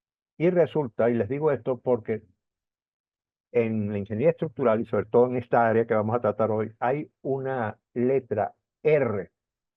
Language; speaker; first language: Spanish; native; Spanish